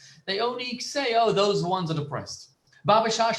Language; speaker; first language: English; native; English